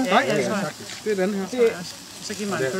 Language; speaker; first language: Danish; native; Danish